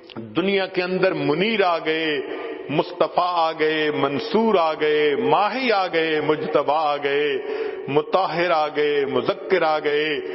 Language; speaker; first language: Urdu; non-native, local second language; Punjabi